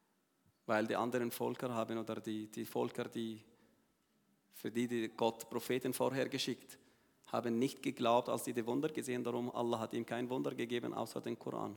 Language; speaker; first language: German; non-native, learner; Arabic